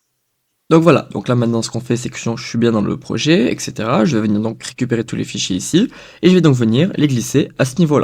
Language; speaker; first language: French; native; French